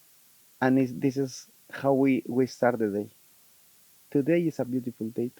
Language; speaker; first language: English; non-native, learner; Spanish